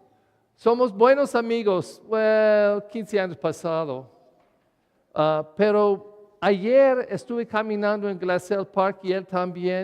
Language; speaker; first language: Spanish; non-native, learner; English